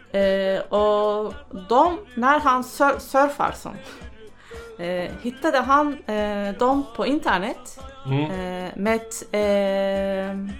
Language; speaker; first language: Swedish; non-native, fluent; Turkish